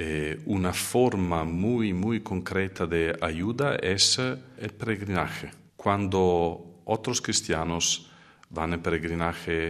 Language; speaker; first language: Spanish; non-native, fluent; Italian